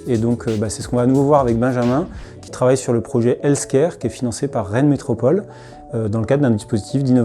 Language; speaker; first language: French; native; French